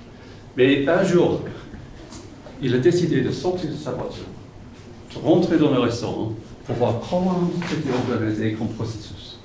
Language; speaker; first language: French; non-native, fluent; English